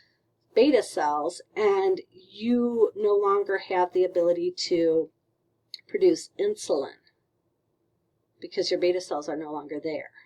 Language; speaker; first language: English; native; English